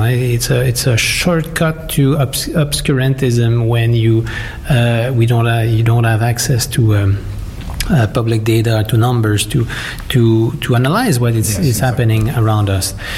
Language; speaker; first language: English; non-native, fluent; French